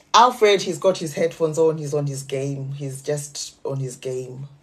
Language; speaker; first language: English; non-native, local second language; Nyanja